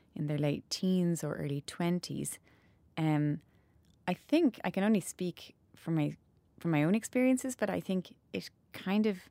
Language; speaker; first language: English; native; English